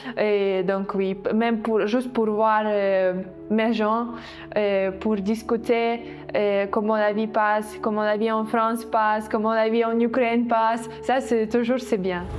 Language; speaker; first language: French; non-native, fluent; Ukrainian